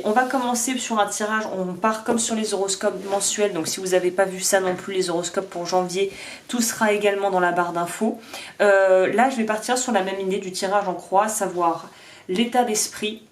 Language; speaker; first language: French; native; French